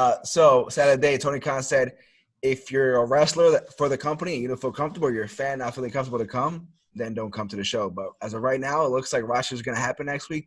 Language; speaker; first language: English; native; English